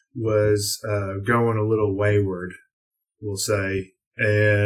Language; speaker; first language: English; native; English